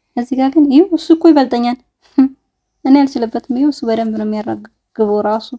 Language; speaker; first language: Amharic; native; Amharic